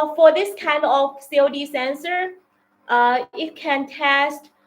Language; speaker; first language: English; non-native, learner; Chinese